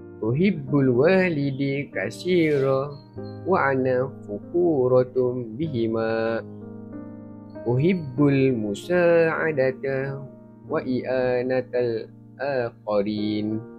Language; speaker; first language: Arabic; non-native, learner; Malay